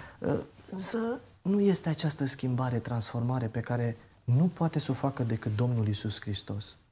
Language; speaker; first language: Romanian; native; Romanian